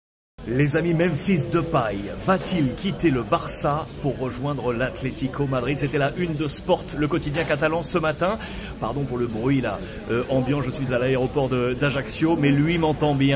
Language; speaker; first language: French; native; French